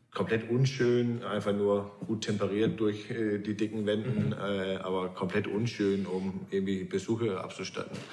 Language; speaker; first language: German; non-native, fluent; Danish